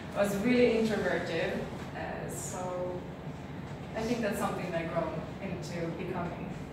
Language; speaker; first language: English; non-native, fluent; Swedish